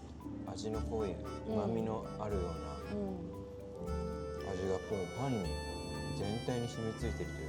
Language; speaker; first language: Japanese; native; Japanese